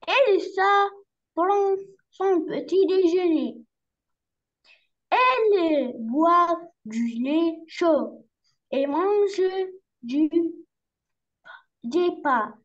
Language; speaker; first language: French; non-native, learner; Arabic